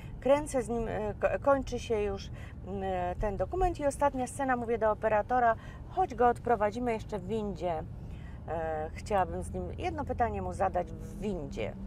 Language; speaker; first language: Polish; native; Polish